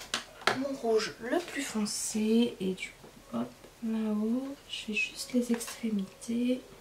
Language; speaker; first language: French; native; French